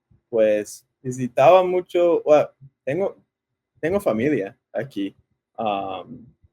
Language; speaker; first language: Spanish; early bilingual, heritage; English